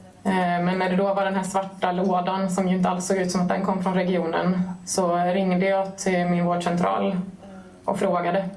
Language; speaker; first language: Swedish; native; Swedish